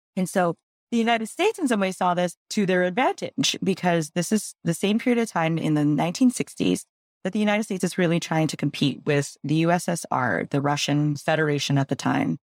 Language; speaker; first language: English; early bilingual, other home language; Gujarati